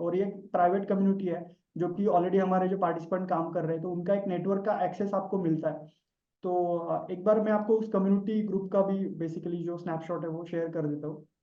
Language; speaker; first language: Hindi; non-native, local second language; Marathi